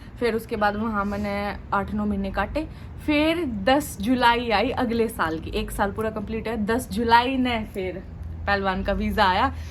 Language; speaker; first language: Hindi; native; Hindi